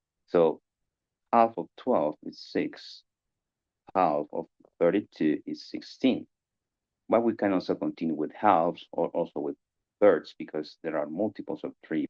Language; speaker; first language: English; non-native, fluent; Spanish